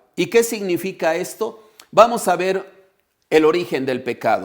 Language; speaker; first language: Spanish; native; Spanish